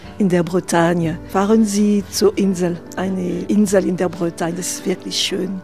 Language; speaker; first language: German; non-native, fluent; French